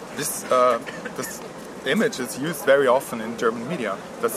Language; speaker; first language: English; non-native, fluent; German